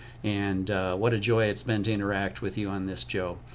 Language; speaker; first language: English; native; English